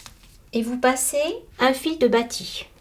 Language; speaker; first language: French; native; French